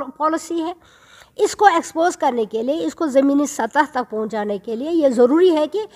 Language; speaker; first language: Urdu; non-native, local second language; Kashmiri